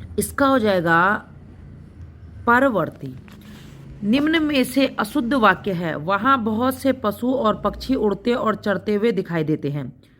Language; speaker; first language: Hindi; native; Hindi